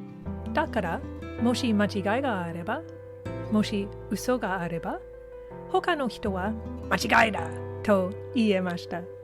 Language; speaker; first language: Japanese; non-native, learner; English